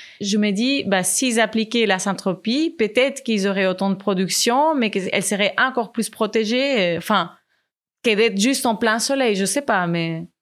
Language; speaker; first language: French; non-native, fluent; Spanish